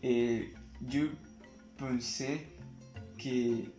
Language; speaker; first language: French; non-native, learner; Spanish